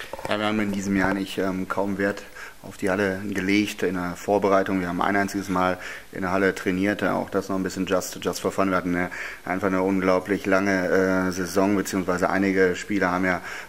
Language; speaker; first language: German; native; German